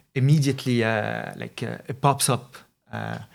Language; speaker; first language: English; non-native, fluent; Arabic